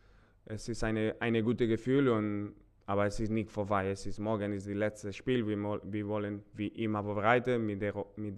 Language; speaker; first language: German; non-native, learner; Spanish